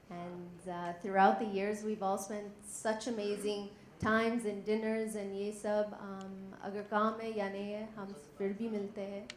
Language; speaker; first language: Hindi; non-native, learner; English